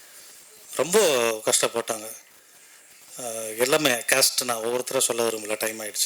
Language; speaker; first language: Tamil; native; Tamil